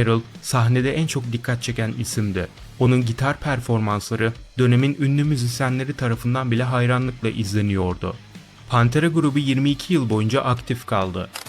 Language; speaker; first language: Turkish; native; Turkish